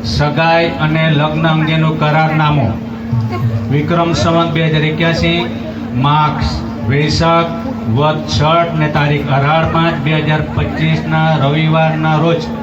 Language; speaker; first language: Gujarati; non-native, local second language; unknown